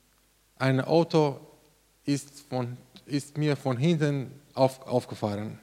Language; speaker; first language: German; non-native, learner; Persian